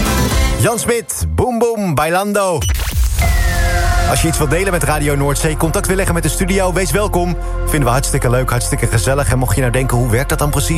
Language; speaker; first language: Dutch; native; Dutch